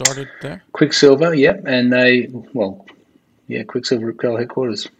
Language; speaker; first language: English; native; English